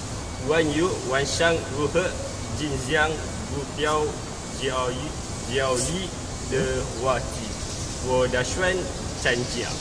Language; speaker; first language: Chinese; non-native, learner; Malay